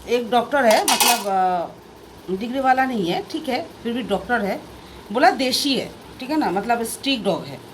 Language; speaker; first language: Hindi; non-native, local second language; Bangla